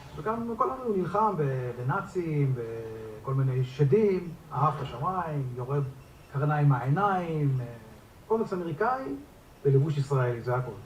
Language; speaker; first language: Hebrew; native; Hebrew